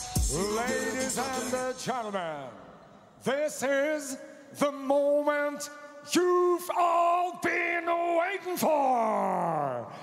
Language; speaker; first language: English; non-native, fluent; Russian